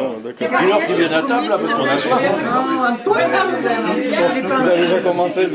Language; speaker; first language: French; native; French